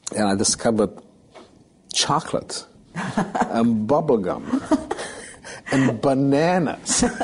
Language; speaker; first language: English; early bilingual, other home language; Romanian